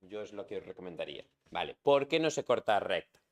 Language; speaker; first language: Spanish; native; Spanish